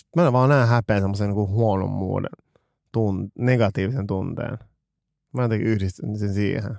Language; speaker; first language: Finnish; early bilingual, other home language; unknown